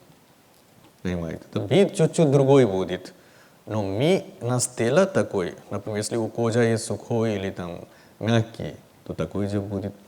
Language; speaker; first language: Russian; non-native, learner; Hindi